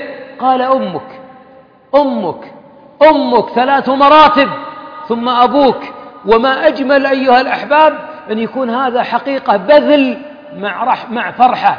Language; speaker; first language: Arabic; native; Arabic